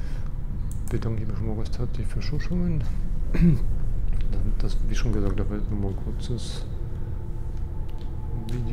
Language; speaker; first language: German; native; German